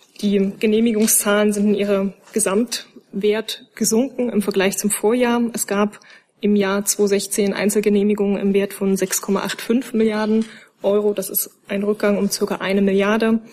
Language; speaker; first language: German; native; German